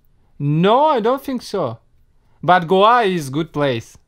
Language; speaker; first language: English; non-native, learner; Russian